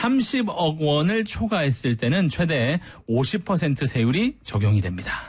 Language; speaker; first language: Korean; native; Korean